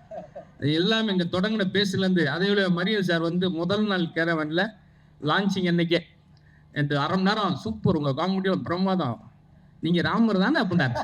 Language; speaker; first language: Tamil; native; Tamil